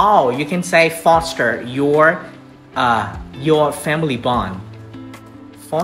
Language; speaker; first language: English; non-native, fluent; Vietnamese